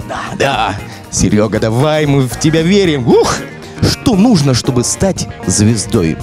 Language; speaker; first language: Russian; native; Russian